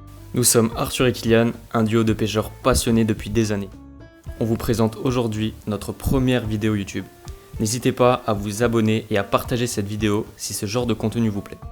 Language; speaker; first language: French; native; French